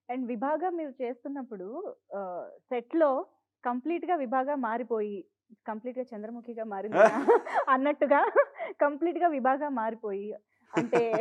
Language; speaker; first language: Telugu; native; Telugu